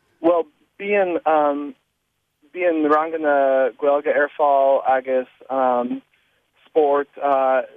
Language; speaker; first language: Irish; non-native, learner; English